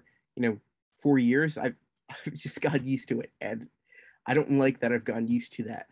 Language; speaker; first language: English; native; English